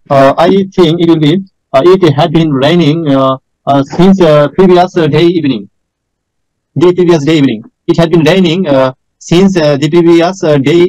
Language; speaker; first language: English; non-native, learner; Bangla